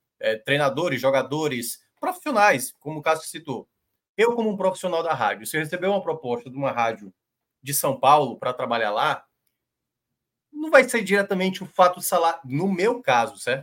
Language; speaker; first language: Portuguese; native; Portuguese